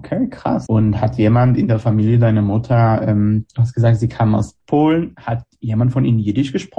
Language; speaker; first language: German; non-native, fluent; Hebrew